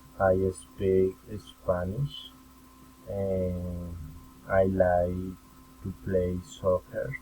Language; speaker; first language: English; non-native, learner; Spanish